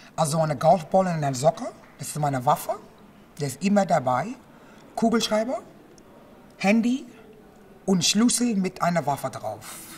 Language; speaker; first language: German; non-native, fluent; English